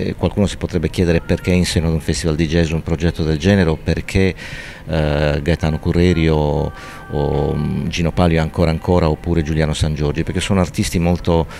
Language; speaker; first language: Italian; native; Italian